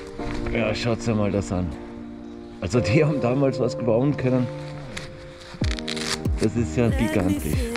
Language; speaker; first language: German; non-native, fluent; French